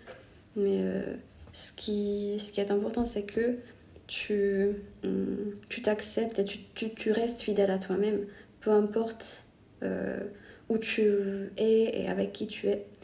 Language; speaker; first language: French; non-native, fluent; Hungarian